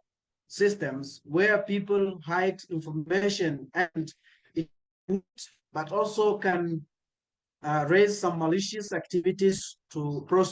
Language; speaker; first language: English; non-native, local second language; Kinyarwanda